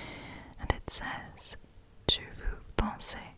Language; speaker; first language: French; non-native, learner; English